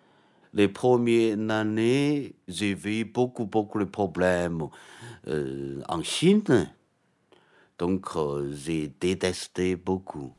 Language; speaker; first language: French; non-native, fluent; Chinese